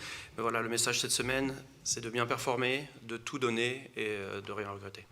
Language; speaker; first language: French; native; French